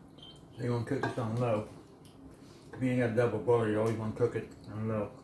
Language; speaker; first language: English; native; English